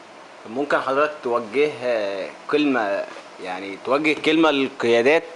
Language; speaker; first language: Arabic; native; Arabic